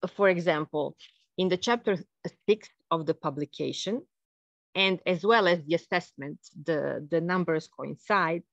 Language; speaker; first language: English; non-native, fluent; Bosnian